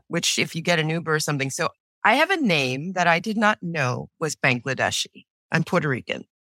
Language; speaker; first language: English; native; English